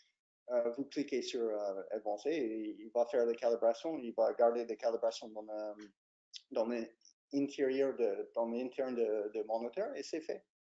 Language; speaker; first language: French; non-native, fluent; English